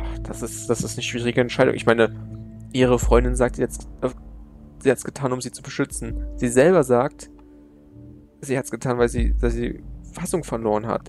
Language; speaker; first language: German; native; German